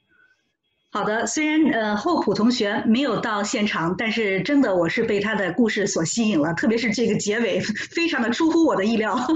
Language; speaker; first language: Chinese; native; Chinese